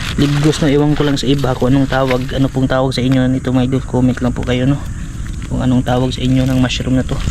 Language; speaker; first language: Filipino; non-native, local second language; Cebuano